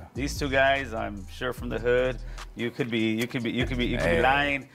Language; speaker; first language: English; native; English